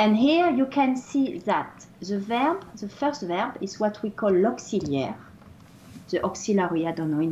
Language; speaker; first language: English; non-native, fluent; French